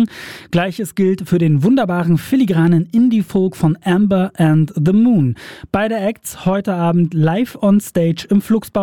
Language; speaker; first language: German; native; German